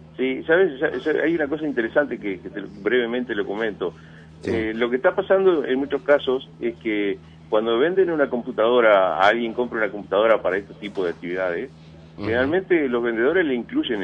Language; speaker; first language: Spanish; native; Spanish